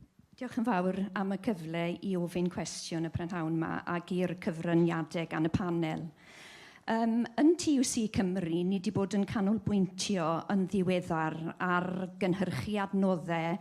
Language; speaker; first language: Welsh; native; Welsh